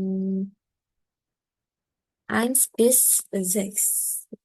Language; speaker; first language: German; non-native, learner; Indonesian